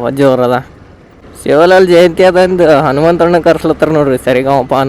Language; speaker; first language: Kannada; native; Kannada